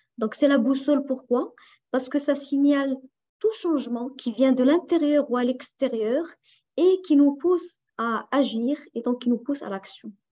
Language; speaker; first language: French; non-native, local second language; Arabic